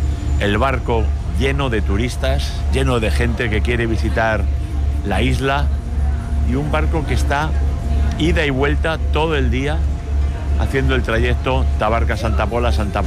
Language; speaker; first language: Spanish; native; Spanish